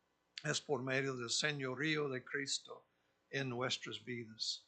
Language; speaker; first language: Spanish; non-native, fluent; English